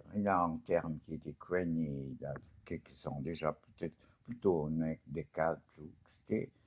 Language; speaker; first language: French; non-native, fluent; Portuguese